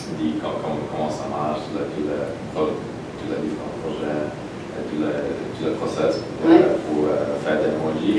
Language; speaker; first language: French; non-native, learner; Polish